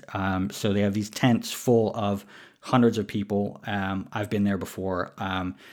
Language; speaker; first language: English; native; English